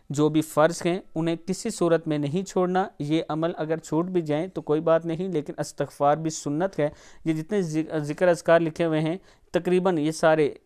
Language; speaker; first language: Urdu; non-native, local second language; Punjabi